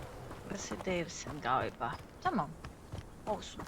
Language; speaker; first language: Turkish; non-native, learner; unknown